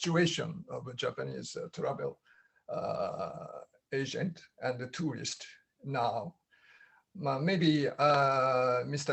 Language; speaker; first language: English; non-native, learner; Japanese